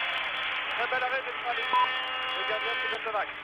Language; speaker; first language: French; native; French